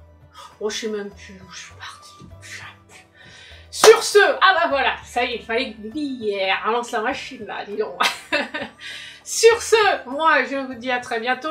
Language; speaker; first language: French; native; French